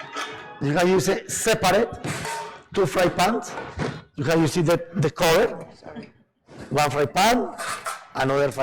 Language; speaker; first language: English; non-native, learner; Spanish